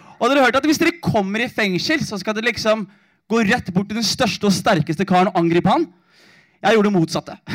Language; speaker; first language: Norwegian; early bilingual, other home language; Somali